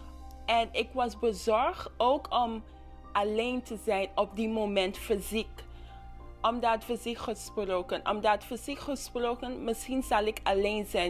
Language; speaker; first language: Dutch; non-native, local second language; English